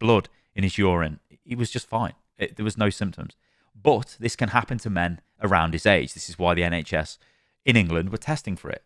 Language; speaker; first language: English; native; English